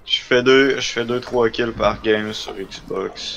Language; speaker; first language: French; native; French